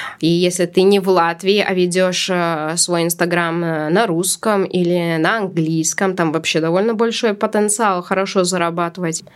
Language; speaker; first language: Russian; non-native, local second language; Latvian